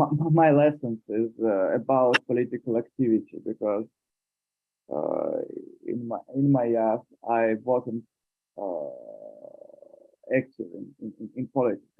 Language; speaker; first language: English; non-native, learner; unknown